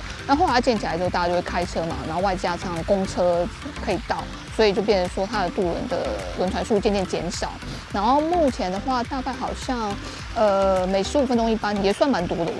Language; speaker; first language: Chinese; native; Chinese